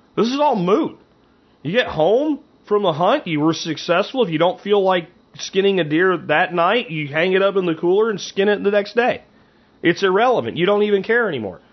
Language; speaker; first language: English; native; English